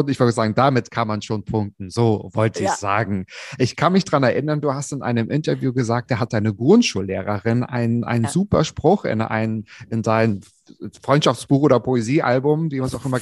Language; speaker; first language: German; native; German